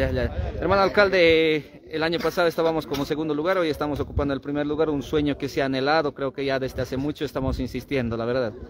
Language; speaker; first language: Spanish; native; Spanish